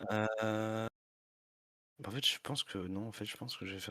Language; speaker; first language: French; native; French